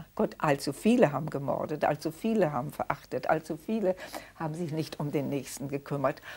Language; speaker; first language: German; early bilingual, other home language; Danish